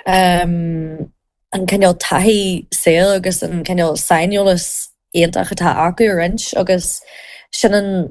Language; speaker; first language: Irish; native; Irish